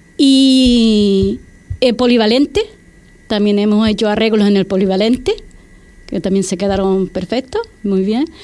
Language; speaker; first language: Spanish; native; Spanish